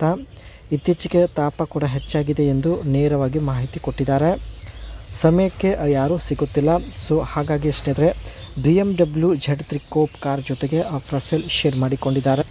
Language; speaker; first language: Kannada; native; Kannada